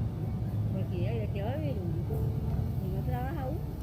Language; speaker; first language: Spanish; native; Spanish